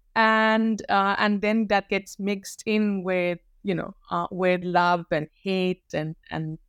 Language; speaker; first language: English; non-native, local second language; Hindi